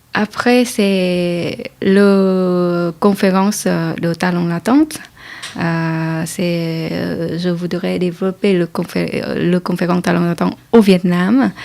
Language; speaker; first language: French; non-native, learner; Vietnamese